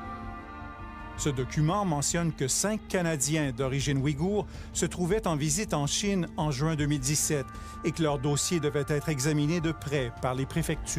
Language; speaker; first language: French; native; French